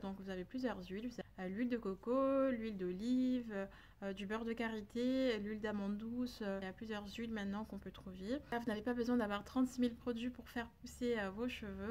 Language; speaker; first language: French; native; French